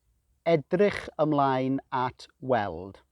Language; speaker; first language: Welsh; non-native, fluent; English